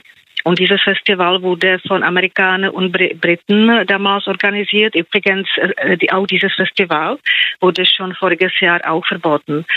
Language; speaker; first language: German; non-native, fluent; Czech